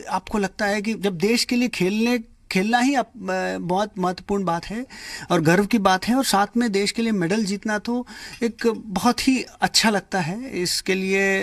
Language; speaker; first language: Hindi; non-native, local second language; Kannada